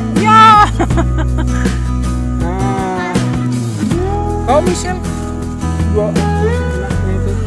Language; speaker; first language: Indonesian; non-native, local second language; Batak Toba